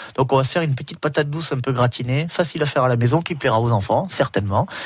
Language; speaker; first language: French; native; French